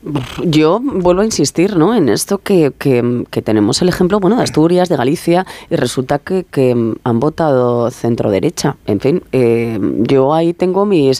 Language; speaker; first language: Spanish; native; Spanish